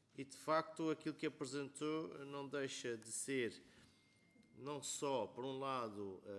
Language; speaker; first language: Portuguese; native; Portuguese